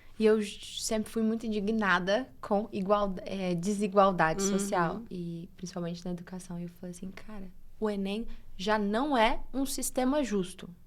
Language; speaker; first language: Portuguese; early bilingual, heritage; English